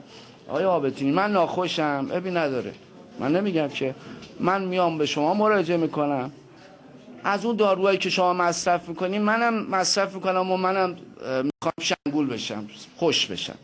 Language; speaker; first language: Persian; native; Persian